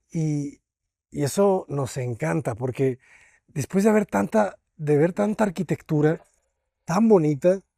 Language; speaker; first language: Spanish; native; Spanish